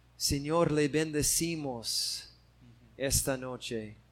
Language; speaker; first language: Spanish; non-native, fluent; English